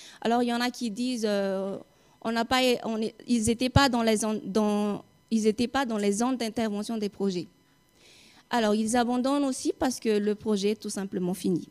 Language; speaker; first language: French; non-native, local second language; Malagasy